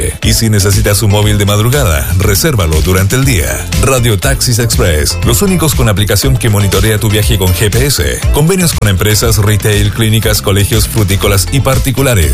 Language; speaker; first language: Spanish; native; Spanish